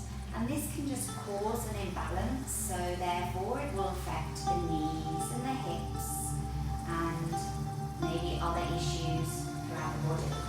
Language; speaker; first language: English; native; English